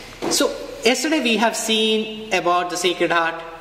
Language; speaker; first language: English; non-native, local second language; Malayalam